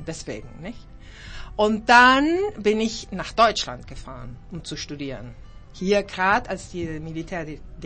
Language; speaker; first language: German; early bilingual, heritage; German